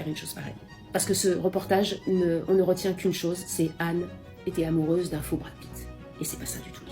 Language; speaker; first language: French; native; French